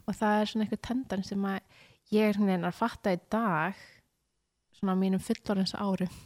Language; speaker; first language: Icelandic; native; Icelandic